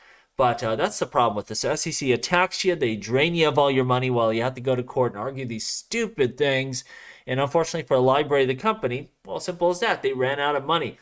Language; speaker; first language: English; native; English